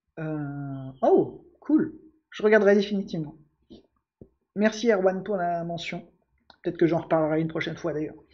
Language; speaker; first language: French; native; French